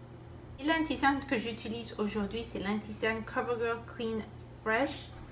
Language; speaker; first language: French; non-native, fluent; Spanish